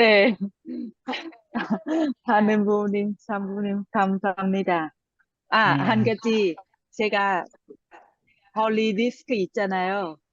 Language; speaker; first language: Korean; non-native, learner; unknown